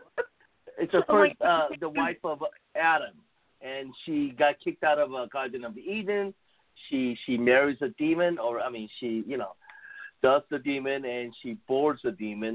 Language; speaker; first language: English; non-native, fluent; Korean